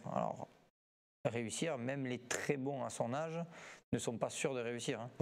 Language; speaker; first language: French; native; French